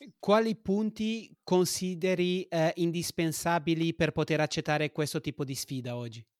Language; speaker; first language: Italian; non-native, fluent; Portuguese